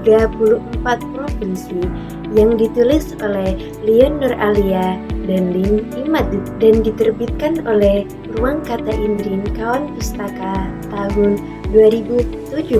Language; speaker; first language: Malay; non-native, local second language; Javanese